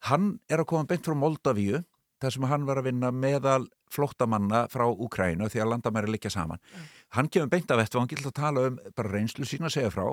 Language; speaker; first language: Icelandic; native; Icelandic